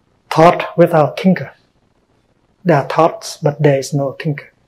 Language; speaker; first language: English; non-native, fluent; Vietnamese